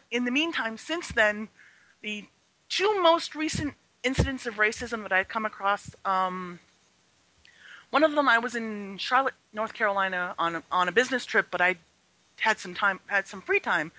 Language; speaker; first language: English; early bilingual, other home language; Chinese